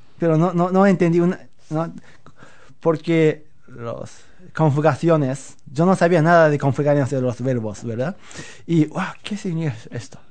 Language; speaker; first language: Spanish; non-native, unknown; Japanese